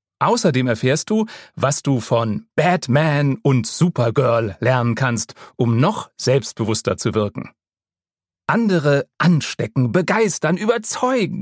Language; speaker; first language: German; native; German